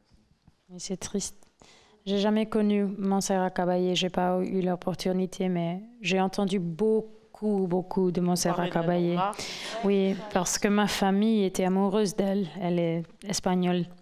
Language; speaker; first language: French; non-native, fluent; English